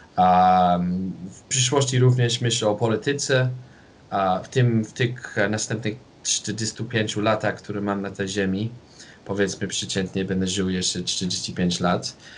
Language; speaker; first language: Polish; non-native, fluent; English